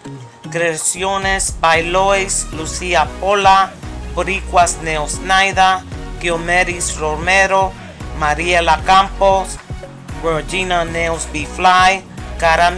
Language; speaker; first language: Spanish; early bilingual, heritage; Spanish